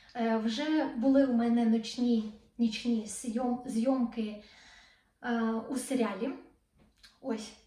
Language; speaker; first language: Ukrainian; non-native, local second language; Russian